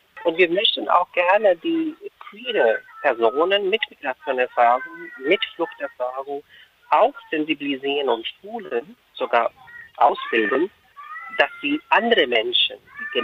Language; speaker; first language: German; non-native, fluent; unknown